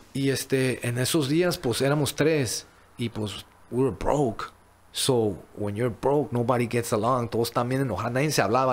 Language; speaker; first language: Spanish; early bilingual, heritage; Spanish